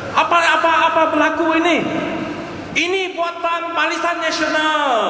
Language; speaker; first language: Malay; non-native, local second language; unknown